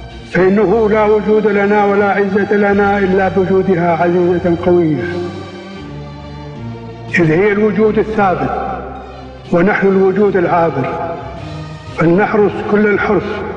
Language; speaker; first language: Arabic; native; Arabic